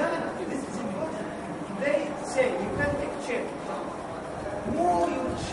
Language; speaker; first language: English; non-native, learner; Arabic